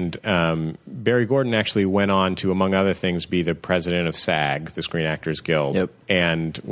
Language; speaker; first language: English; native; English